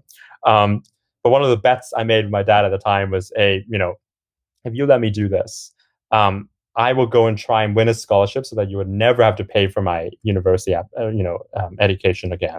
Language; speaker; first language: English; non-native, local second language; Cantonese